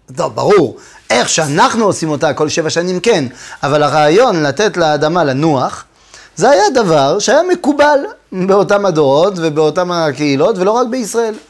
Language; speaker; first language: Hebrew; non-native, fluent; French